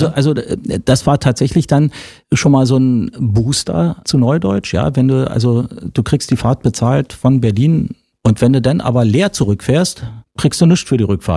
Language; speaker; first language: German; native; German